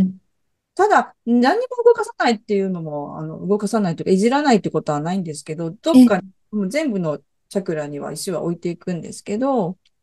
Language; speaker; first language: Japanese; native; Japanese